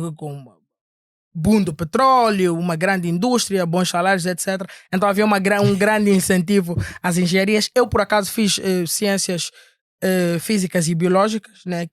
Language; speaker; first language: Portuguese; native; Portuguese